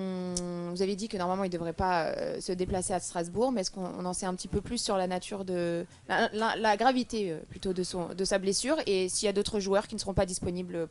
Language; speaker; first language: French; native; French